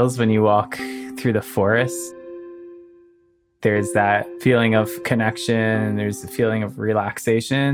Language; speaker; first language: English; native; English